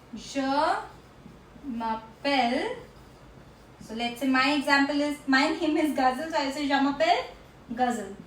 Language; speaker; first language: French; non-native, fluent; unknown